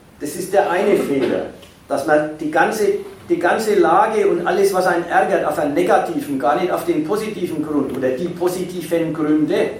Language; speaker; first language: German; native; German